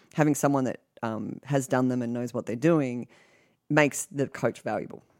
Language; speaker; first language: English; native; English